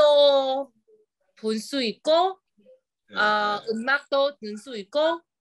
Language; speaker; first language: Korean; non-native, learner; Vietnamese